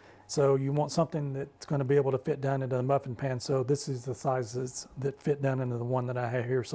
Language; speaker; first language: English; native; English